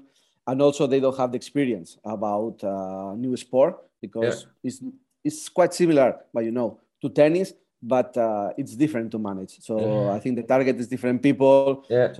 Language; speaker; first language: English; non-native, fluent; Spanish